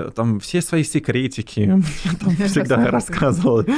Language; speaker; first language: Russian; non-native, fluent; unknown